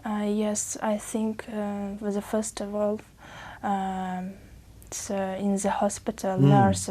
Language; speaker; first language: English; non-native, learner; Uzbek